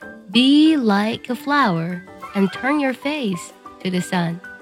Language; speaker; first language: English; non-native, fluent; Chinese